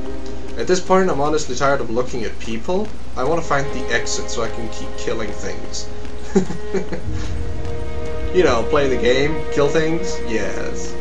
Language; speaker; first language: English; native; English